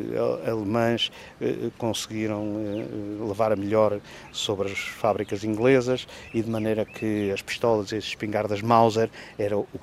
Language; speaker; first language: Portuguese; native; Portuguese